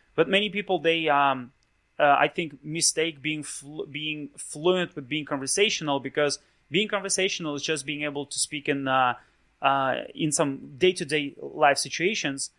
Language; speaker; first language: English; non-native, fluent; Russian